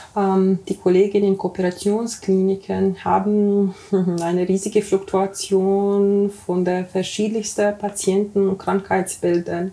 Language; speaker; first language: German; non-native, fluent; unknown